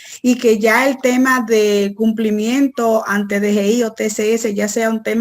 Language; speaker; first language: Spanish; native; Spanish